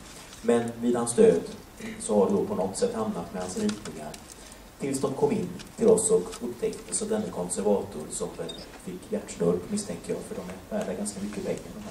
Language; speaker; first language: Swedish; native; Swedish